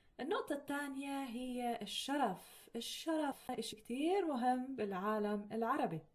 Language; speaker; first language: Arabic; native; Arabic